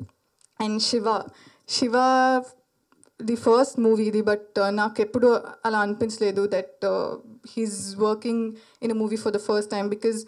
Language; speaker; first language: Telugu; non-native, learner; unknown